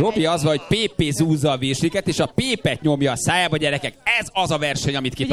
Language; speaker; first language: Hungarian; native; Hungarian